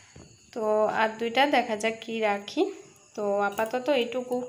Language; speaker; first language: Bangla; native; Bangla